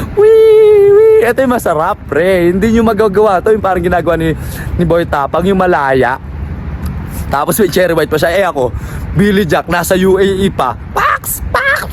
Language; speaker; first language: Filipino; non-native, local second language; Pampanga